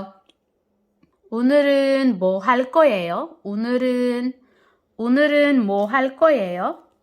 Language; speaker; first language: Korean; non-native, fluent; Filipino